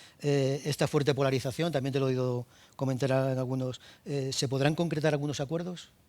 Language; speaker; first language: Spanish; native; Spanish